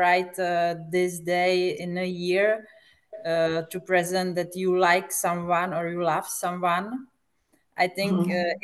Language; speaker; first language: English; non-native, fluent; Czech